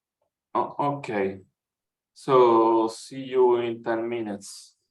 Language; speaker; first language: English; non-native, fluent; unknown